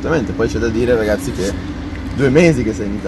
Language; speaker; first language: Italian; native; Italian